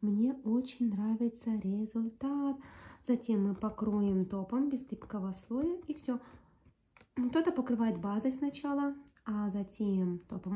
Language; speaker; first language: Russian; native; Russian